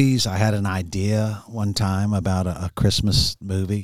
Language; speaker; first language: English; native; English